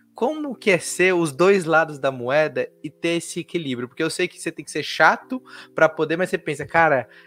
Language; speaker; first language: Portuguese; native; Portuguese